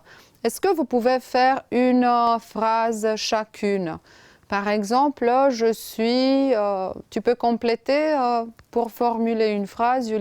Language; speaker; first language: French; non-native, fluent; Romanian